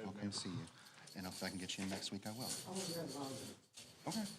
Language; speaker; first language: English; native; English